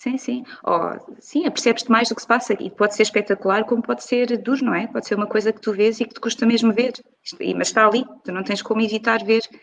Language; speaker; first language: Portuguese; native; Portuguese